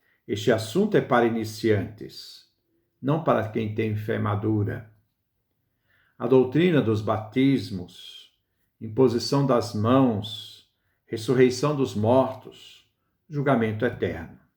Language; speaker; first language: Portuguese; native; Portuguese